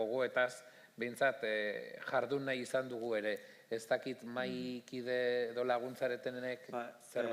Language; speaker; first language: Basque; native; Basque